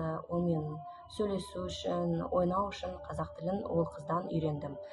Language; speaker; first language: Kazakh; non-native, local second language; Russian